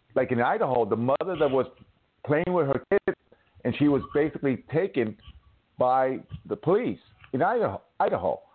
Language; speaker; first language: English; native; English